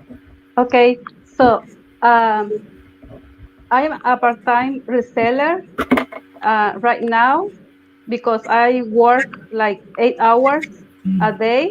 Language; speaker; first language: English; non-native, learner; Spanish